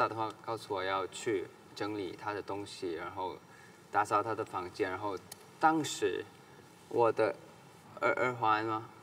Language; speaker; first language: Chinese; non-native, learner; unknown